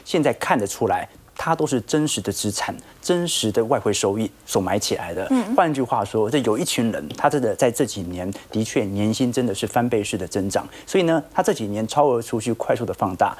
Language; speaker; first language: Chinese; native; Chinese